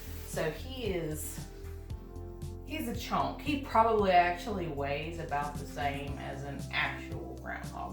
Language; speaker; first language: English; native; English